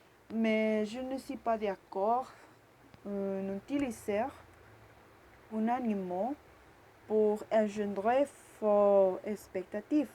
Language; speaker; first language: French; non-native, learner; Spanish